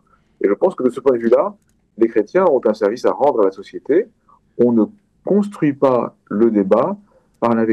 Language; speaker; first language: French; native; French